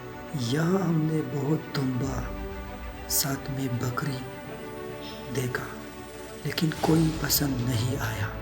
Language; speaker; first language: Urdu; non-native, local second language; Pashto